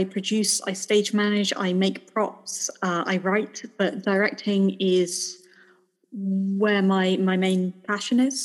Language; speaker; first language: English; native; English